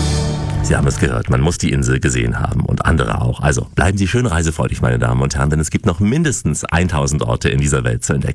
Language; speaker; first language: German; native; German